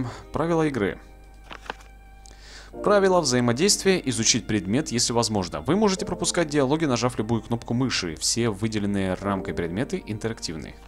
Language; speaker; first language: Russian; native; Russian